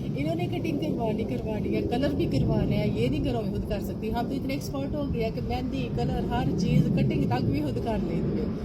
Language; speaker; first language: Urdu; non-native, local second language; Punjabi